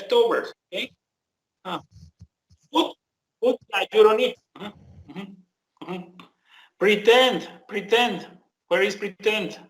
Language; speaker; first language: English; non-native, fluent; Spanish